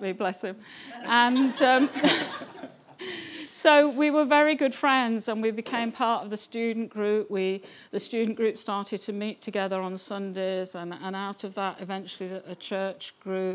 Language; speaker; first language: English; native; English